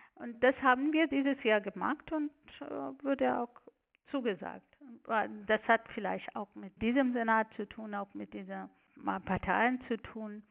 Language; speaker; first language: German; non-native, fluent; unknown